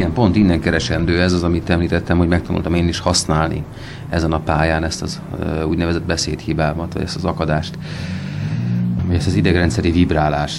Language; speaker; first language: Hungarian; native; Hungarian